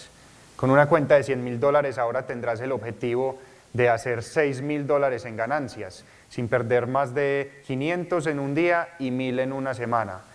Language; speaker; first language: Spanish; native; Spanish